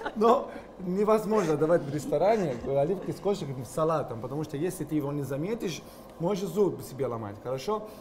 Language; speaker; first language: Russian; non-native, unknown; Italian